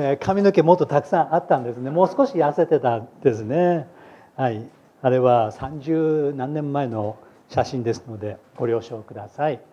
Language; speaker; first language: Japanese; native; Japanese